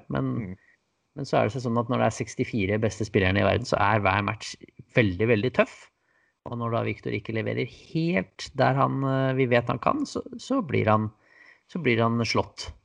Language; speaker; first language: Norwegian; native; Norwegian